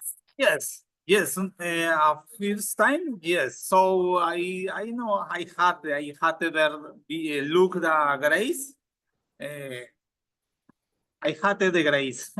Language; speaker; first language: English; non-native, learner; Spanish